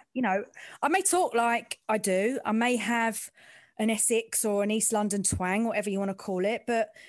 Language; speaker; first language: English; native; English